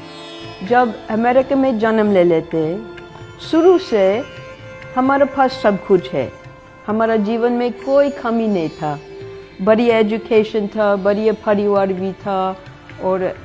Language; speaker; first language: Hindi; non-native, fluent; English